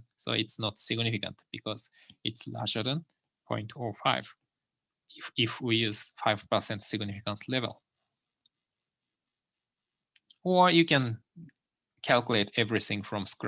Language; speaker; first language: English; non-native, fluent; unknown